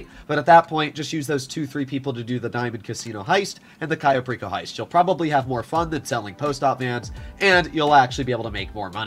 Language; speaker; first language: English; native; English